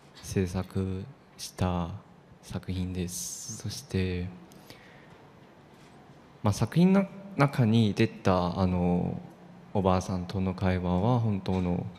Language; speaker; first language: Japanese; non-native, fluent; Chinese